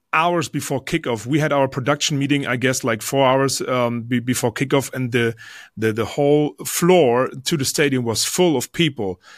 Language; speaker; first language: English; non-native, fluent; German